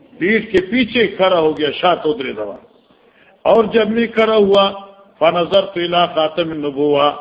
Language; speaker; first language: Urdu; non-native, local second language; Northern Hindko